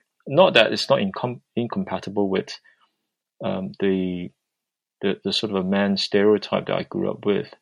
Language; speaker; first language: English; non-native, local second language; Cantonese